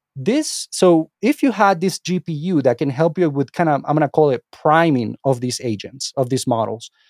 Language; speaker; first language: English; non-native, fluent; Spanish